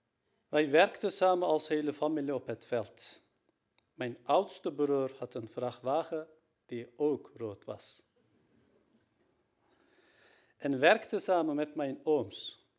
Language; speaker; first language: Dutch; non-native, fluent; Turkish